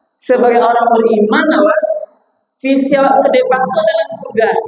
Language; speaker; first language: Indonesian; non-native, local second language; Minangkabau